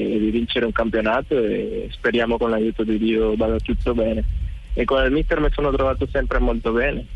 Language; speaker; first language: Italian; non-native, fluent; Spanish